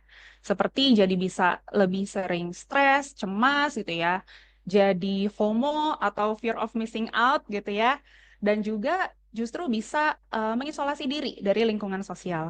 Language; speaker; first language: Indonesian; native; Indonesian